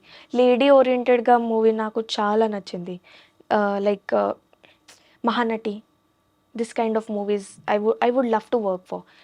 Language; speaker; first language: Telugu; non-native, learner; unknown